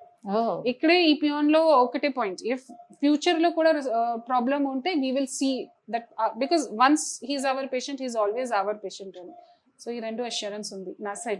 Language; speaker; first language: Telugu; non-native, fluent; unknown